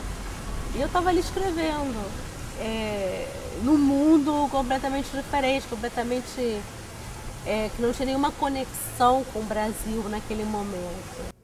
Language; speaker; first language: Portuguese; early bilingual, other home language; Spanish